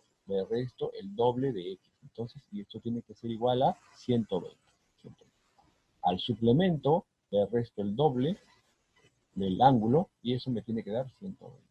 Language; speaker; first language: Spanish; native; Spanish